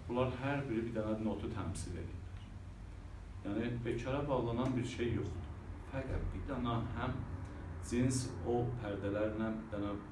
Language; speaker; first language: Azerbaijani; native; Azerbaijani